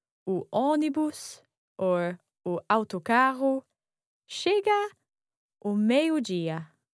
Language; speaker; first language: Portuguese; non-native, learner; English